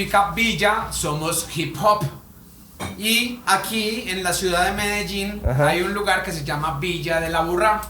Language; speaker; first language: Spanish; native; Spanish